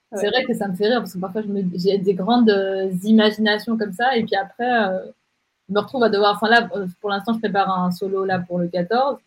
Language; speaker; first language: French; native; French